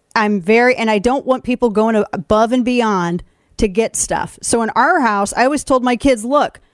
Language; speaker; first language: English; native; English